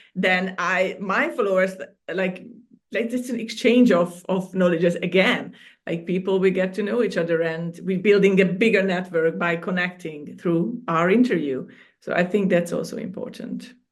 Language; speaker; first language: English; non-native, fluent; Hungarian